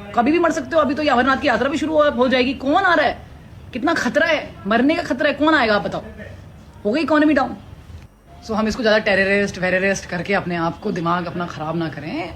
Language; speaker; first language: Hindi; native; Hindi